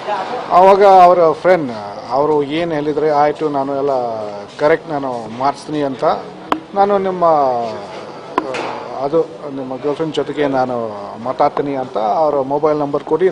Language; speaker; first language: Kannada; non-native, fluent; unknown